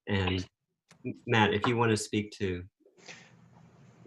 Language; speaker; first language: English; native; English